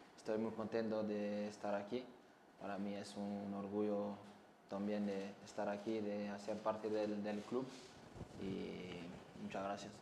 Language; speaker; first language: Spanish; non-native, learner; French